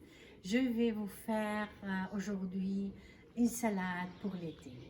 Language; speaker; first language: French; non-native, fluent; Arabic